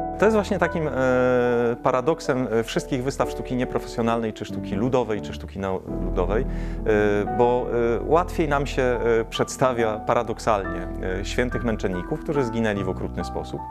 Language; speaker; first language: Polish; native; Polish